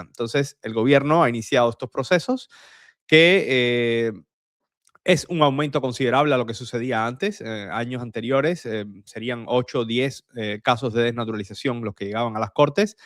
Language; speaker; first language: Spanish; native; Spanish